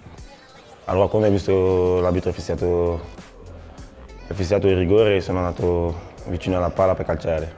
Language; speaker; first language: Italian; non-native, learner; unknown